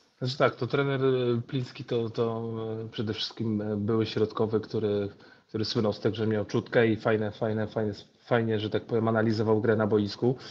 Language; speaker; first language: Polish; native; Polish